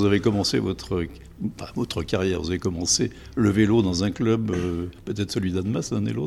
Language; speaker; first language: French; native; French